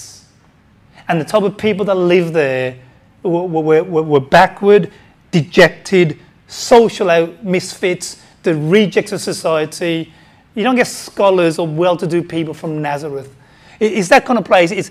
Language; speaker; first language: English; native; English